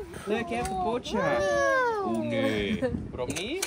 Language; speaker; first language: Dutch; native; Dutch